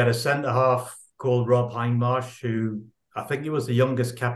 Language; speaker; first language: English; native; English